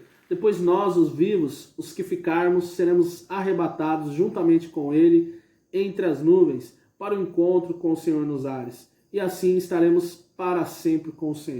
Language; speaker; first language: Portuguese; native; Portuguese